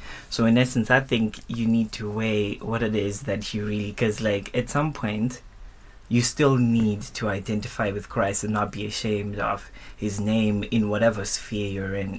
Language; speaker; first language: English; non-native, local second language; Shona